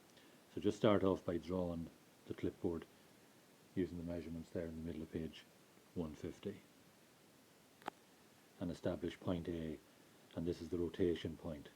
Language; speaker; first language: English; native; English